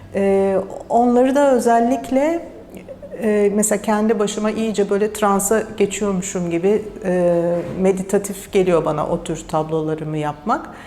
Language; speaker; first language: Turkish; early bilingual, heritage; Turkish